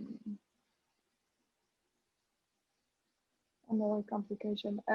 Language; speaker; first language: English; non-native, learner; Spanish